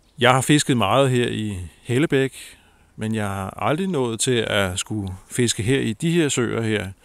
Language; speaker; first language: Danish; native; Danish